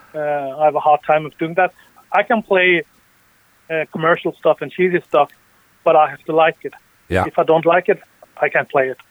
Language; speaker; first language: English; early bilingual, other home language; Norwegian